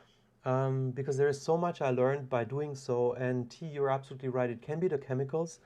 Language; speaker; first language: English; non-native, fluent; German